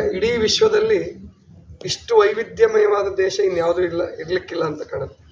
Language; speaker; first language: Kannada; native; Kannada